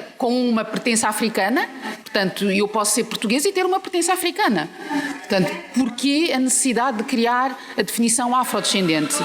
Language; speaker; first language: Portuguese; native; Portuguese